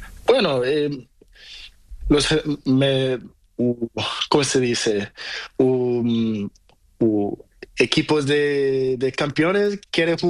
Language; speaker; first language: Spanish; non-native, learner; Portuguese